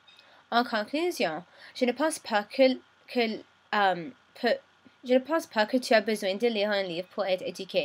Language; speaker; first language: French; non-native, local second language; English